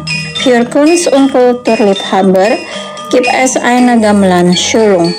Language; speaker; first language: German; non-native, learner; Indonesian